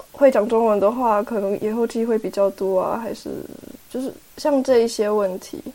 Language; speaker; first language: Chinese; early bilingual, heritage; Chinese